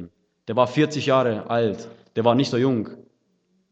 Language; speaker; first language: German; non-native, fluent; Russian